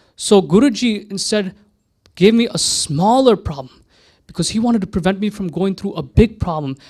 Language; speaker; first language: English; early bilingual, other home language; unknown